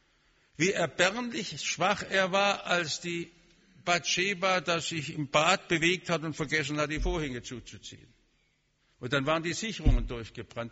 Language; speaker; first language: German; native; German